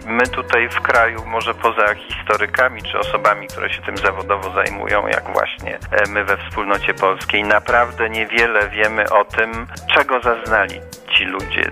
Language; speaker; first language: Polish; native; Polish